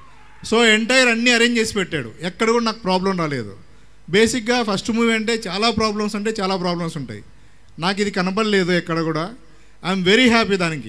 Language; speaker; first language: Telugu; native; Telugu